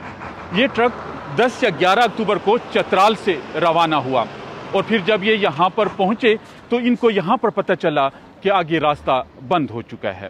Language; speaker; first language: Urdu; non-native, local second language; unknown